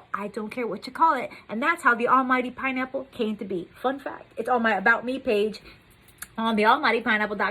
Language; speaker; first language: English; native; English